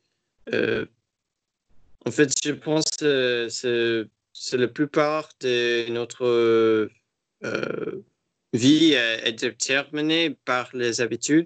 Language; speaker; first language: French; non-native, learner; English